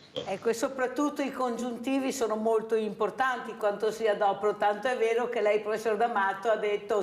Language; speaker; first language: Italian; native; Italian